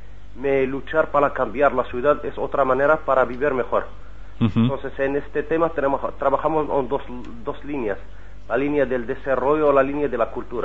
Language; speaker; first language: Spanish; non-native, learner; Arabic